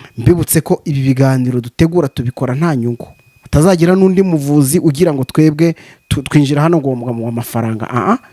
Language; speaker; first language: Kinyarwanda; native; Kinyarwanda